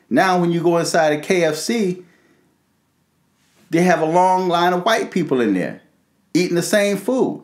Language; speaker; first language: English; native; English